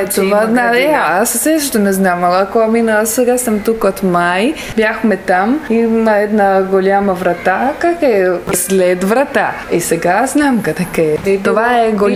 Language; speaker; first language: Bulgarian; non-native, learner; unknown